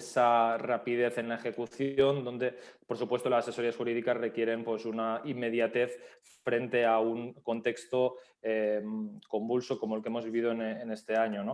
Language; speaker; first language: Spanish; native; Spanish